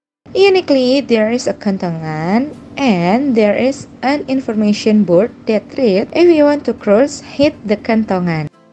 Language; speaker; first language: English; non-native, learner; Indonesian